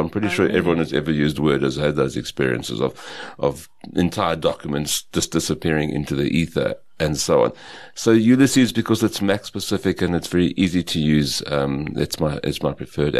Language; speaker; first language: English; native; English